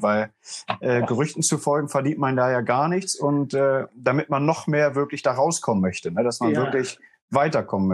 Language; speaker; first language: German; native; German